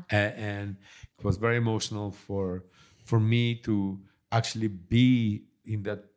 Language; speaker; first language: English; early bilingual, other home language; Russian